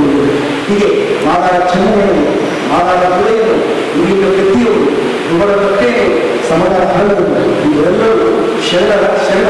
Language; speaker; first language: Kannada; native; Kannada